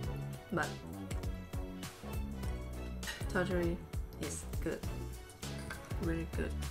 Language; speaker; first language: English; non-native, learner; Thai